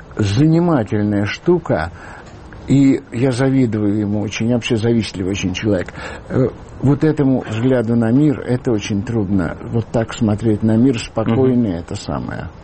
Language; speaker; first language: Russian; native; Russian